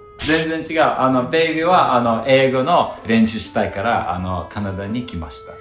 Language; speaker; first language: Japanese; non-native, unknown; Lithuanian